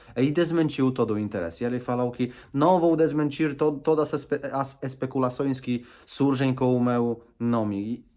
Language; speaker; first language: Portuguese; non-native, fluent; Polish